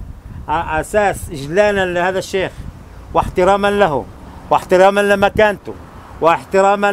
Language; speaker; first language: Arabic; native; Arabic